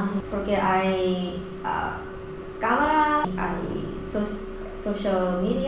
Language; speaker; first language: Spanish; non-native, learner; Korean